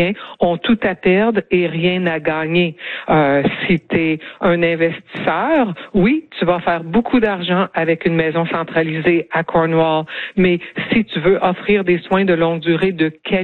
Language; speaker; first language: French; native; French